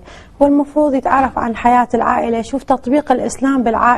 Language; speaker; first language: Arabic; native; Arabic